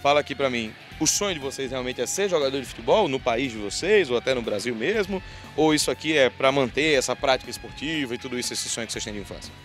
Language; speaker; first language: Portuguese; native; Portuguese